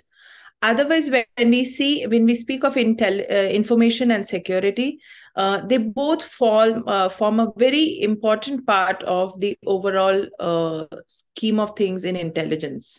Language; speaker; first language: English; non-native, local second language; Tamil